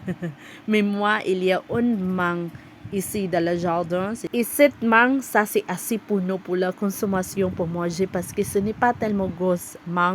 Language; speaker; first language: French; non-native, learner; Cebuano